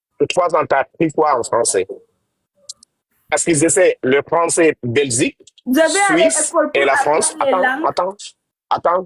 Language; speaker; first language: French; non-native, learner; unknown